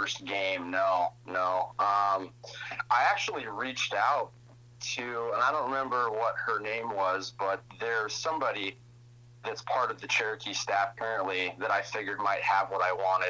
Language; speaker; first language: English; native; English